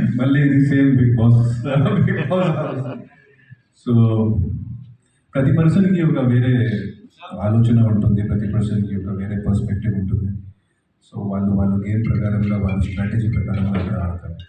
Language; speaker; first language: Telugu; non-native, fluent; Hindi